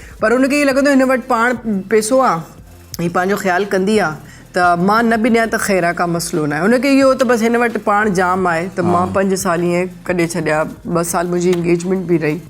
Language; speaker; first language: Sindhi; non-native, local second language; Urdu